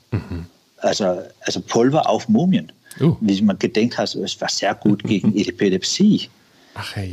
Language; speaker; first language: German; non-native, learner; Danish